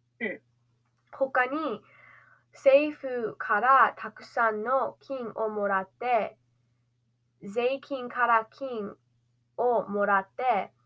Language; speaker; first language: Japanese; non-native, learner; English